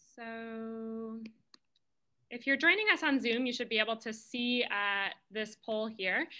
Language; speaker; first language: English; native; English